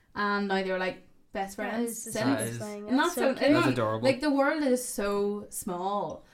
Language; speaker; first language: English; native; English